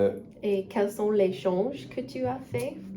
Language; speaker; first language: French; non-native, learner; English